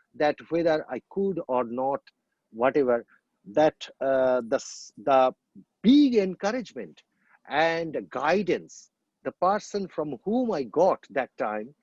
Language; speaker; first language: English; non-native, local second language; Bangla